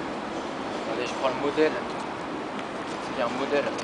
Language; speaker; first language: French; native; French